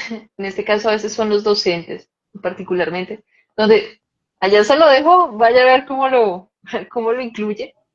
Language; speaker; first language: Spanish; native; Spanish